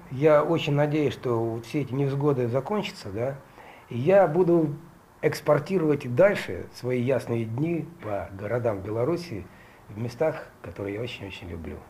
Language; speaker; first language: Russian; native; Russian